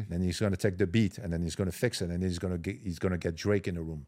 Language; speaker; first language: English; non-native, fluent; French